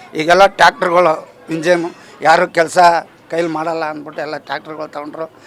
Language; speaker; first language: Kannada; native; Kannada